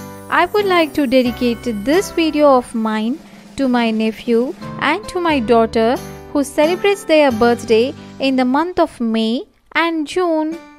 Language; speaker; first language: English; non-native, local second language; Tamil